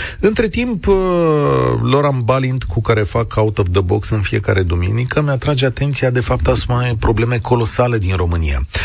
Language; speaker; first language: Romanian; native; Romanian